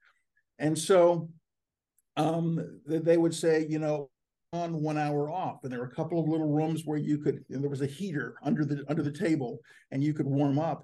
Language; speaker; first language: English; native; English